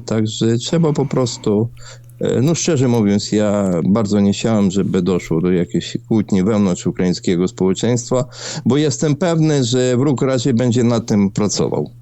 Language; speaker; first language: Polish; non-native, fluent; Ukrainian